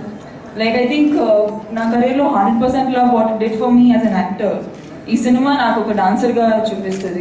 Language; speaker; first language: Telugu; non-native, fluent; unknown